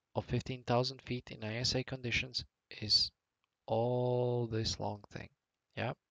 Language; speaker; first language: English; non-native, fluent; Latvian